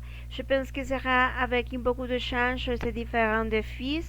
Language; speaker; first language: French; non-native, learner; Spanish